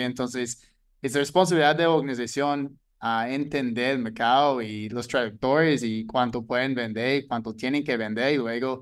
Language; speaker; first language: Spanish; non-native, fluent; English